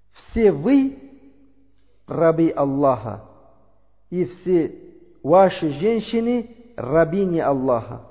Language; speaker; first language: Russian; non-native, learner; Uzbek